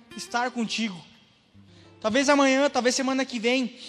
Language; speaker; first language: Portuguese; native; Portuguese